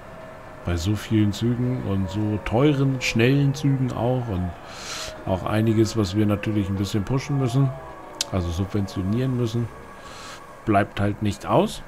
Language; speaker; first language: German; native; German